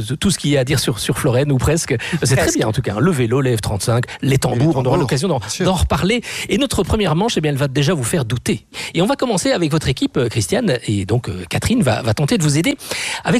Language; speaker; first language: French; native; French